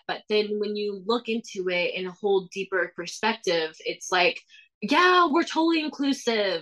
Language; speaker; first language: English; early bilingual, other home language; Thai